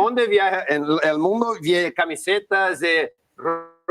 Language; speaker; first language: Spanish; non-native, learner; Portuguese